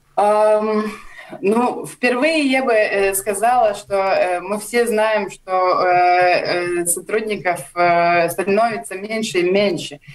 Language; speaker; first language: Russian; non-native, local second language; Latvian